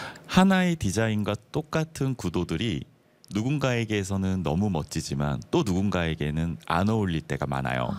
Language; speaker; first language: Korean; native; Korean